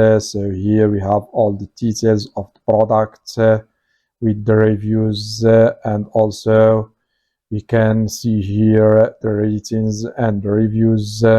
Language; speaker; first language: English; non-native, fluent; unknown